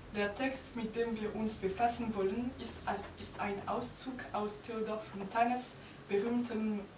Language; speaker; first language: German; non-native, fluent; French